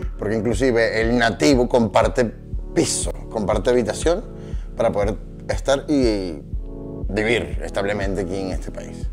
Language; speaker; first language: Spanish; native; Spanish